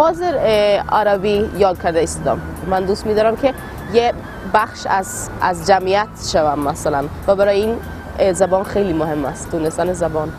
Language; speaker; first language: Persian; non-native, learner; Swedish